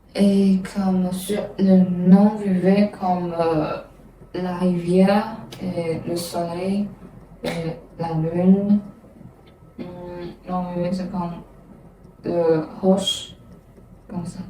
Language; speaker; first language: French; non-native, learner; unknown